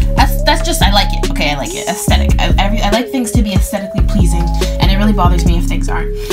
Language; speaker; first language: English; native; English